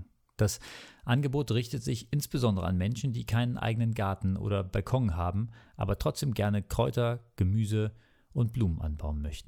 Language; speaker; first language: German; native; German